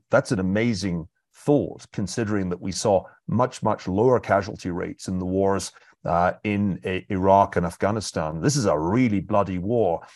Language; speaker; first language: English; native; English